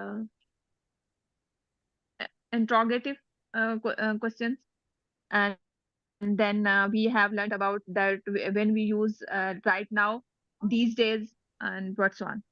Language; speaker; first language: English; non-native, learner; Urdu